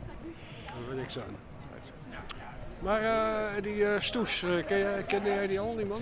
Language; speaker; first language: Dutch; native; Dutch